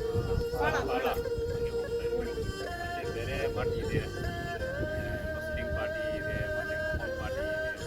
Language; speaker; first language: Kannada; non-native, local second language; Tibetan